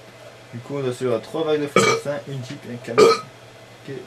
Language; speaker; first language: French; native; French